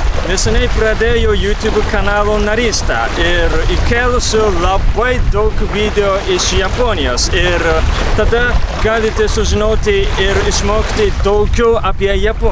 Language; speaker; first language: Lithuanian; non-native, learner; Japanese